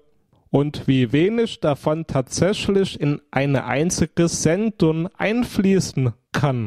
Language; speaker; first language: German; native; German